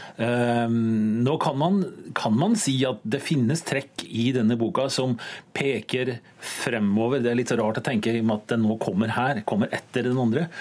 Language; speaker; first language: Norwegian; native; Norwegian